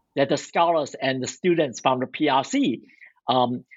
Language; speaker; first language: English; non-native, fluent; Chinese